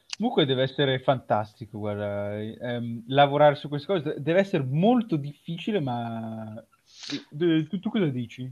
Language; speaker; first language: Italian; native; Italian